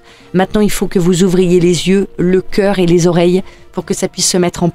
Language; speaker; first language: French; native; French